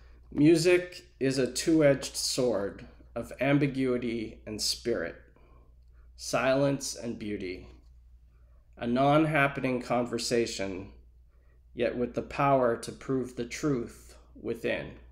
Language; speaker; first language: English; native; English